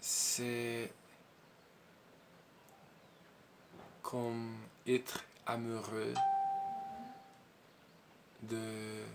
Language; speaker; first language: French; non-native, learner; Spanish